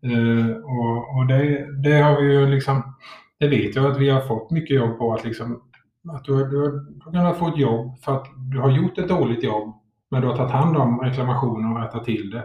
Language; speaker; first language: Swedish; native; Swedish